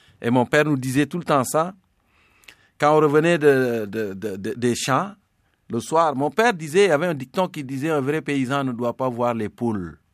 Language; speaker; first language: French; non-native, local second language; Serer